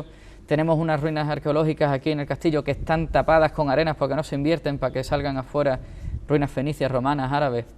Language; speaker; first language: Spanish; native; Spanish